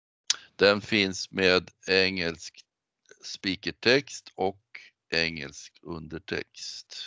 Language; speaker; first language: Swedish; native; Swedish